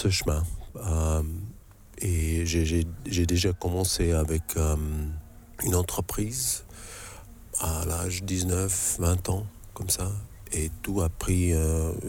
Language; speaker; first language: French; native; French